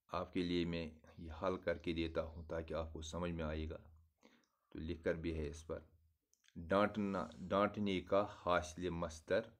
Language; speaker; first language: Urdu; non-native, local second language; Kashmiri